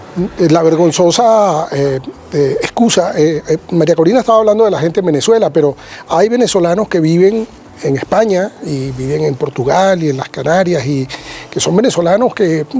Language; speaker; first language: Spanish; native; Spanish